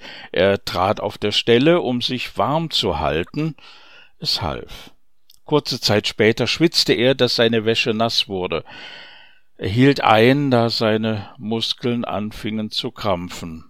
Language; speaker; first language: German; native; German